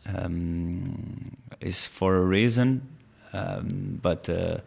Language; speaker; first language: English; non-native, fluent; Portuguese